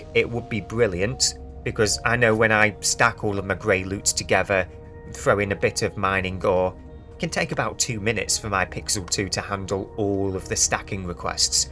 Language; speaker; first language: English; native; English